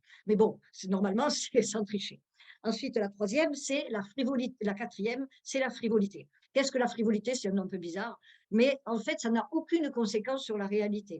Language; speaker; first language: French; native; French